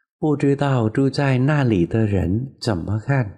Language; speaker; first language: Chinese; non-native, fluent; Vietnamese